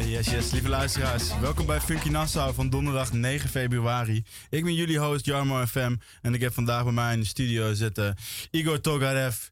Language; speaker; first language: Dutch; native; Dutch